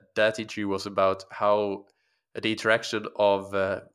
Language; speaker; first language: English; non-native, fluent; Swedish